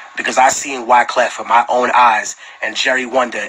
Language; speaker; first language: English; early bilingual, other home language; Spanish